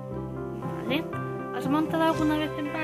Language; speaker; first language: Spanish; native; Spanish